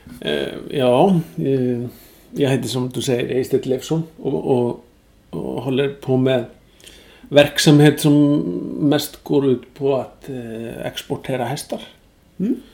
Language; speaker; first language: Swedish; non-native, fluent; Icelandic